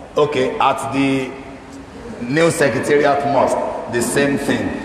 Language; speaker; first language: English; non-native, local second language; Yoruba